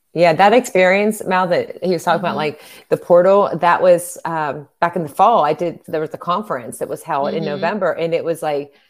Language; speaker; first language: English; native; English